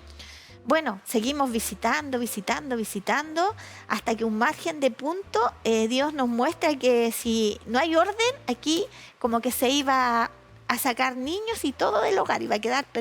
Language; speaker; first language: Spanish; native; Spanish